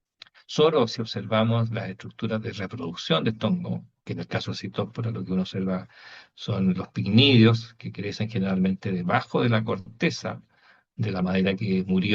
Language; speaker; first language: Spanish; native; Spanish